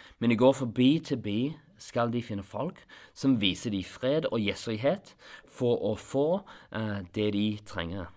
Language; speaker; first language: Norwegian; non-native, fluent; English